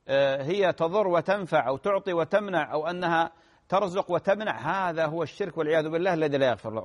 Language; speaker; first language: Arabic; native; Arabic